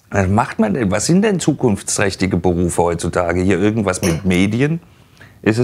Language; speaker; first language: German; native; German